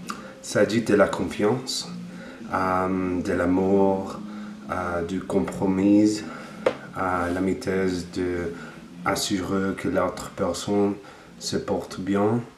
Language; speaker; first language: French; non-native, learner; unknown